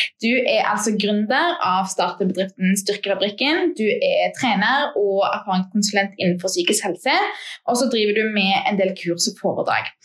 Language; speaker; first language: Norwegian; native; Norwegian